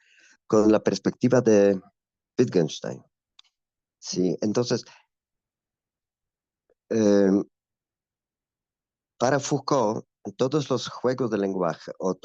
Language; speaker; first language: Spanish; non-native, fluent; Polish